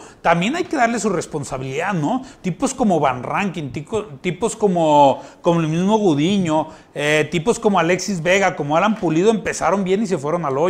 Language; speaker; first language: Spanish; native; Spanish